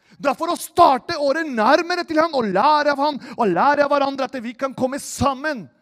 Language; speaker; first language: Norwegian; non-native, fluent; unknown